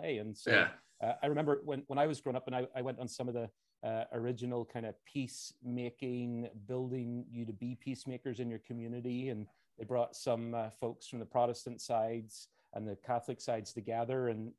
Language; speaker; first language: English; native; English